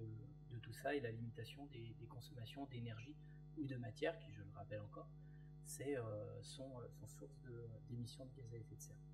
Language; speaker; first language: French; native; French